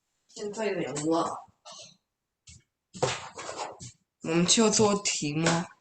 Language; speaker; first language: Chinese; early bilingual, other home language; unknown